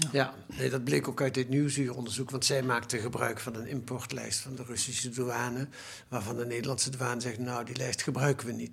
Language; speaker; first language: Dutch; native; Dutch